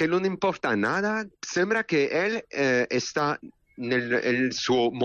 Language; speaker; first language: Spanish; non-native, learner; French